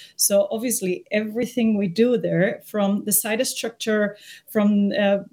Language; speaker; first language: English; non-native, fluent; Spanish